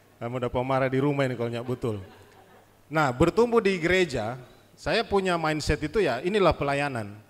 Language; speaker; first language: Indonesian; native; Indonesian